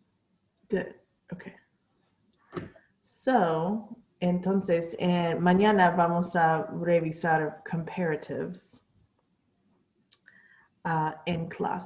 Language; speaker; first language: Spanish; non-native, fluent; English